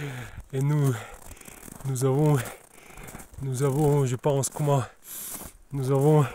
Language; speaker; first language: French; non-native, learner; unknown